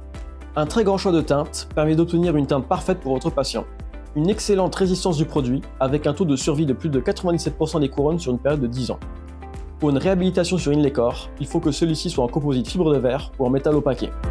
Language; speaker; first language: French; native; French